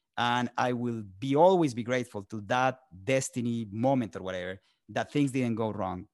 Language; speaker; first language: English; non-native, fluent; Spanish